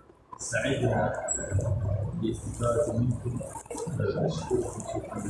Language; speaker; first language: Arabic; non-native, fluent; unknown